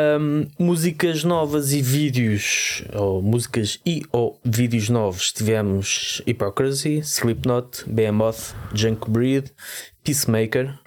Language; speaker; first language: Portuguese; native; Portuguese